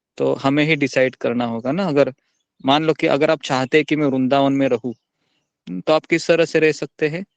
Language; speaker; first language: Hindi; non-native, local second language; Marathi